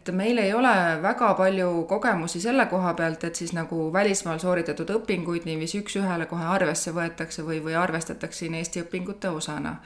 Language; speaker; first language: Estonian; native; Estonian